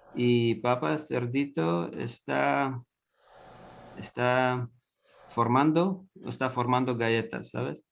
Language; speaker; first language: Spanish; non-native, learner; English